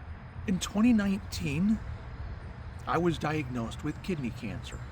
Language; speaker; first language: English; native; English